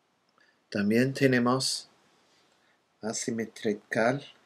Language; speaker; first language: Spanish; non-native, fluent; English